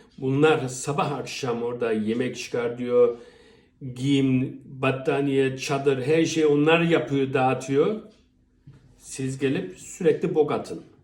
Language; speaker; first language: Turkish; early bilingual, heritage; Turkish